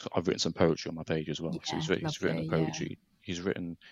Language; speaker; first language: English; native; English